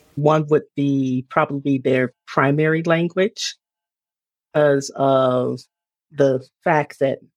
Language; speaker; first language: English; native; English